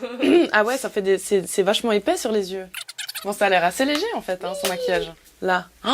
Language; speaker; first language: French; native; French